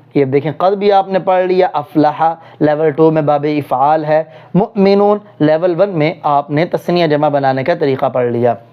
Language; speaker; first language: Urdu; non-native, local second language; Punjabi